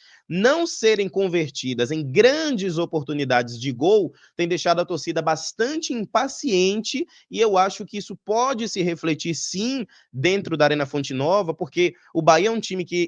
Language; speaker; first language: Portuguese; native; Portuguese